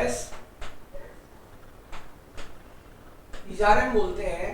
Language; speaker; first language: Hindi; native; Hindi